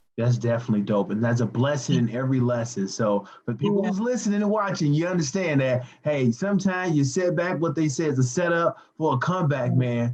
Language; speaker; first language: English; native; English